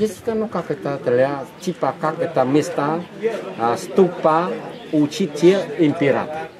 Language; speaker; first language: Russian; non-native, learner; Khmer